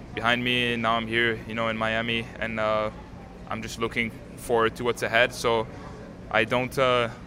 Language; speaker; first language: English; non-native, fluent; French